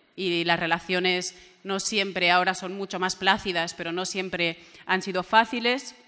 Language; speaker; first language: Spanish; native; Spanish